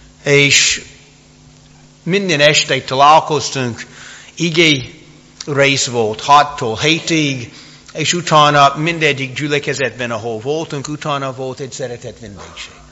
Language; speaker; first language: Hungarian; non-native, fluent; English